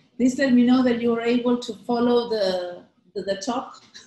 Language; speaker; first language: English; non-native, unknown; Spanish